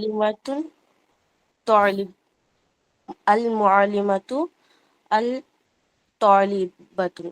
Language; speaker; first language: Arabic; non-native, learner; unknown